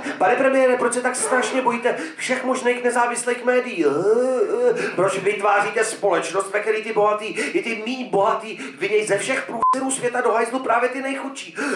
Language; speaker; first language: Czech; native; Czech